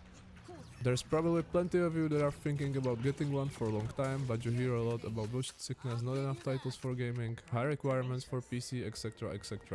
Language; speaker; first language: English; non-native, fluent; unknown